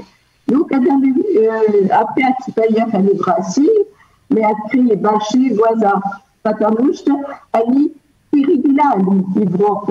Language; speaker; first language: Russian; early bilingual, heritage; Russian